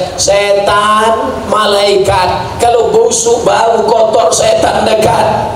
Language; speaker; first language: Indonesian; native; Indonesian